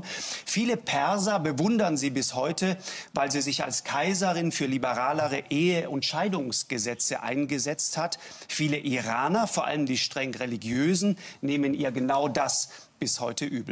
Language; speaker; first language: German; native; German